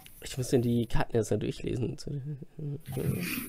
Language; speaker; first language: German; native; German